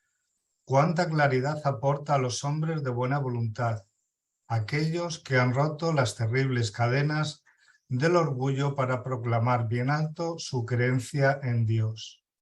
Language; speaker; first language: Spanish; native; Spanish